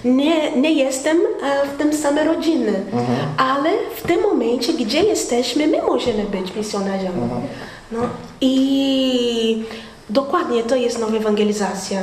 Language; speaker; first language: Polish; non-native, learner; Portuguese